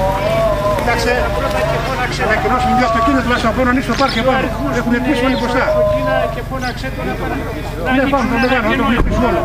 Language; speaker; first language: Greek; native; Greek